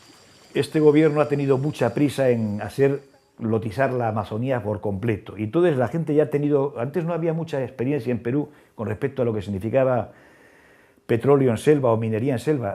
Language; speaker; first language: Spanish; native; Spanish